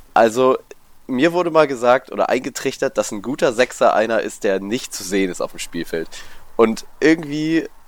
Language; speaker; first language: German; native; German